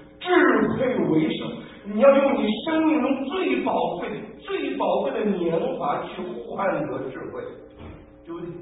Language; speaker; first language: Chinese; native; Chinese